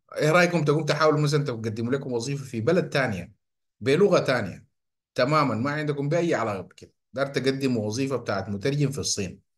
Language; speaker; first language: Arabic; native; Arabic